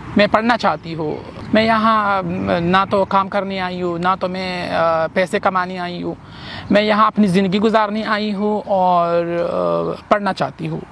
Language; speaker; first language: Urdu; non-native, local second language; Pashto